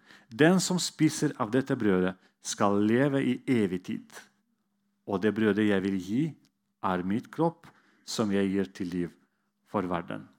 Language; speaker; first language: Norwegian; non-native, fluent; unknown